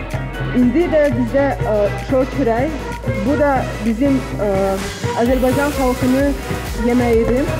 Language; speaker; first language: Turkish; non-native, learner; Azerbaijani